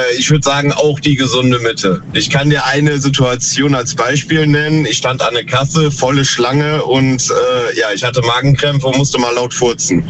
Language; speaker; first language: German; native; German